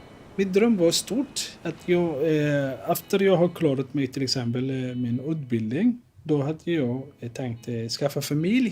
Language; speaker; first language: Swedish; non-native, fluent; Somali